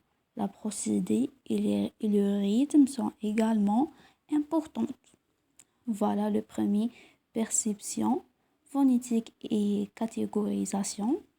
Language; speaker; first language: French; non-native, local second language; Arabic